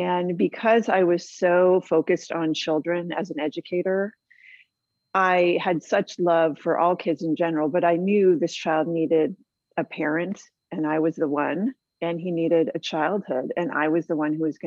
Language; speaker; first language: English; native; English